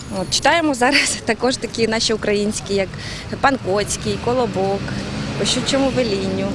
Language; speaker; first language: Ukrainian; native; Ukrainian